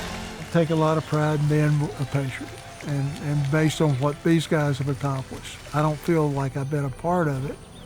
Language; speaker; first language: English; native; English